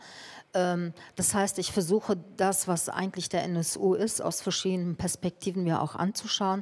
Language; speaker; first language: German; early bilingual, other home language; Turkish